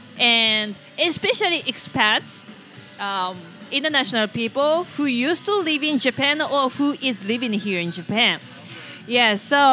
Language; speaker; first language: English; non-native, fluent; Japanese